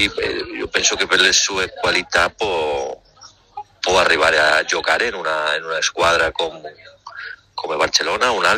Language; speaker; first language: Italian; non-native, learner; Spanish